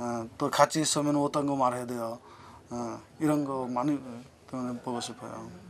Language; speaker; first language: Korean; non-native, learner; Bangla